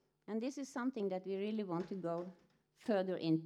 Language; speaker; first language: English; non-native, fluent; Norwegian